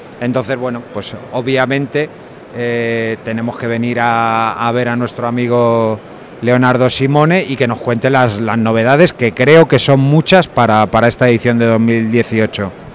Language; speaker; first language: Spanish; native; Spanish